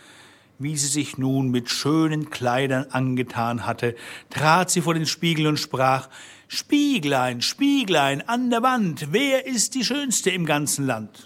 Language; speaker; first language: German; native; German